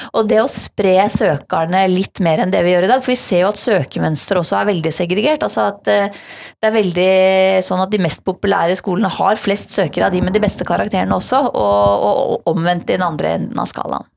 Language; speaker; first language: Norwegian; native; Norwegian